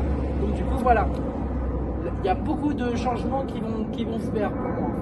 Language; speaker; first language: French; native; French